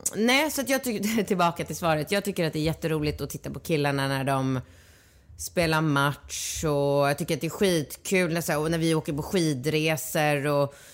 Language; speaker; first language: Swedish; native; Swedish